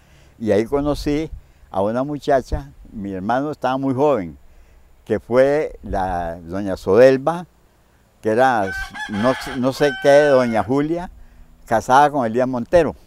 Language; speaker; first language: Spanish; native; Spanish